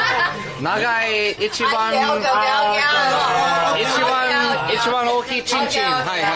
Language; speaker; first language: Japanese; non-native, learner; English